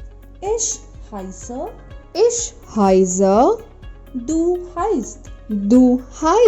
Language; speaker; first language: German; non-native, fluent; Hindi